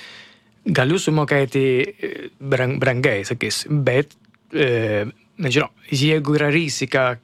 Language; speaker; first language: Lithuanian; non-native, learner; Italian